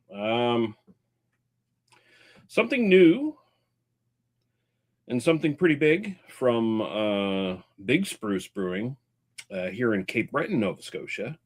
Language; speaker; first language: English; native; English